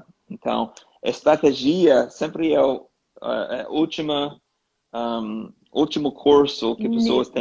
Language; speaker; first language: Portuguese; non-native, learner; English